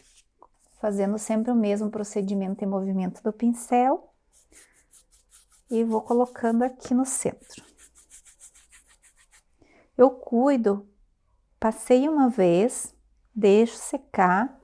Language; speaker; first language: Portuguese; native; Portuguese